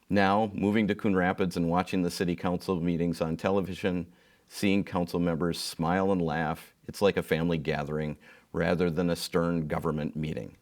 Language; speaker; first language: English; native; English